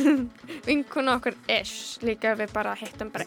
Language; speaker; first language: Icelandic; early bilingual, heritage; Icelandic